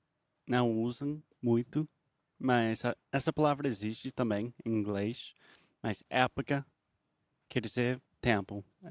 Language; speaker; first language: Portuguese; non-native, fluent; English